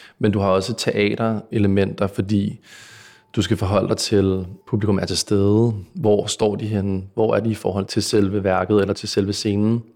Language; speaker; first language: Danish; native; Danish